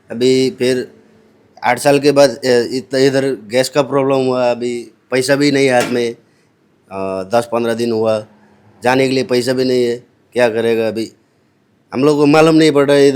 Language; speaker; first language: Hindi; non-native, local second language; Bangla